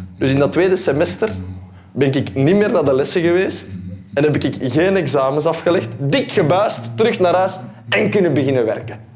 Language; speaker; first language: Dutch; native; Dutch